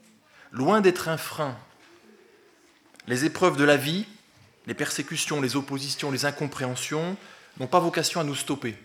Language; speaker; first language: French; native; French